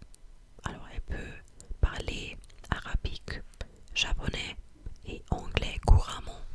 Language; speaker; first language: French; non-native, fluent; German